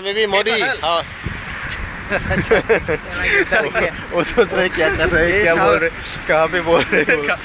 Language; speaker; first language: Hindi; non-native, local second language; Bangla